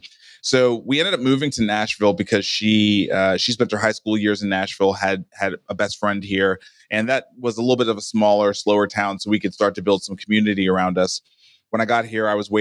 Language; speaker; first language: English; native; English